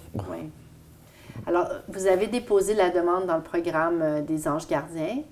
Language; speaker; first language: French; native; French